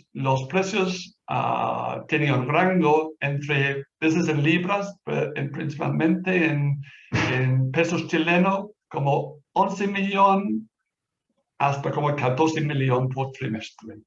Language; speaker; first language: Spanish; non-native, fluent; English